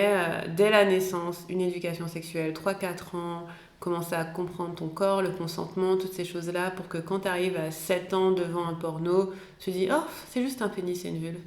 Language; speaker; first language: French; native; French